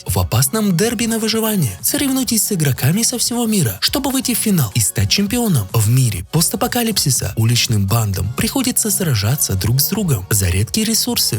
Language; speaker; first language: Russian; native; Russian